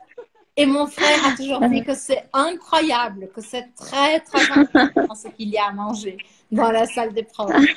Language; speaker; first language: French; non-native, fluent; Portuguese